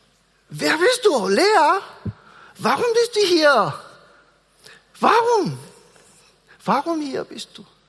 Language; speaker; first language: German; non-native, fluent; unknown